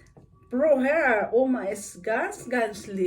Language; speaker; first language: German; non-native, learner; Filipino